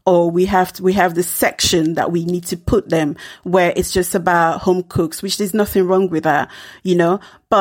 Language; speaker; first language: English; non-native, local second language; Krio